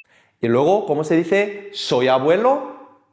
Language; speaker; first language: Spanish; non-native, fluent; Korean